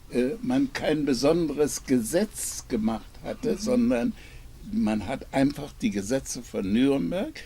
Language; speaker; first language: German; non-native, fluent; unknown